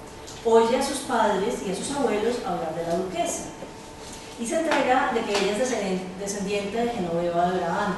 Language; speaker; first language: Spanish; native; Spanish